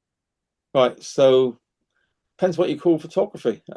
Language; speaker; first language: English; native; English